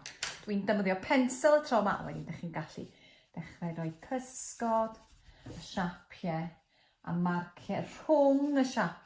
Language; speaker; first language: Welsh; native; Welsh